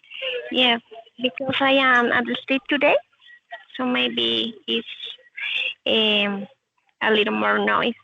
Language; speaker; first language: English; non-native, learner; Spanish